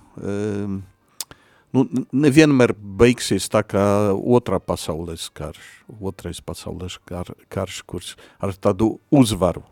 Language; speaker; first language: Latvian; non-native, fluent; Polish